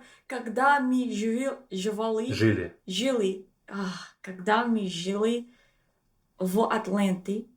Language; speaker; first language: Russian; non-native, learner; English